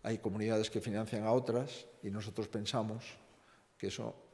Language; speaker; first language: Spanish; non-native, local second language; Galician